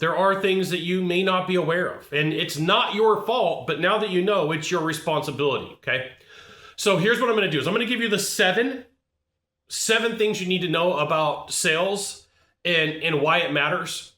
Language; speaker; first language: English; native; English